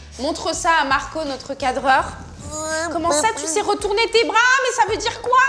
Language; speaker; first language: French; early bilingual, other home language; Arabic